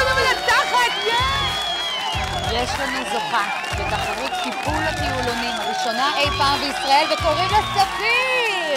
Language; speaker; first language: Hebrew; native; Hebrew